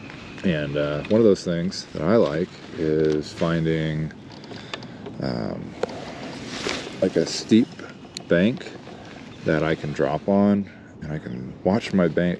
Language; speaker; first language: English; native; English